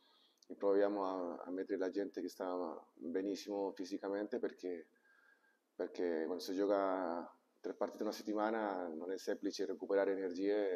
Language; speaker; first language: Italian; non-native, fluent; Spanish